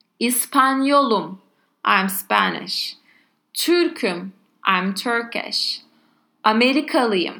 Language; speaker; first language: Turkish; non-native, learner; Spanish